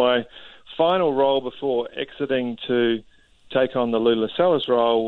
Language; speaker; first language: English; native; English